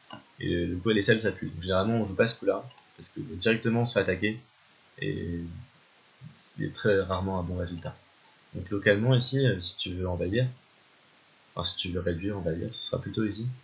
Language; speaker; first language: French; native; French